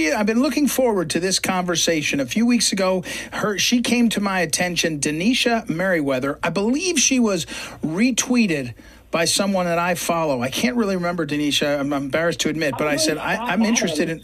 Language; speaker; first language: English; native; English